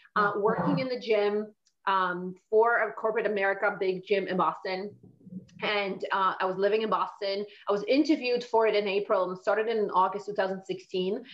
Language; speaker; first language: English; non-native, fluent; Polish